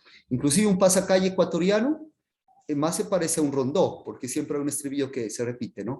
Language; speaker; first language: Spanish; native; Spanish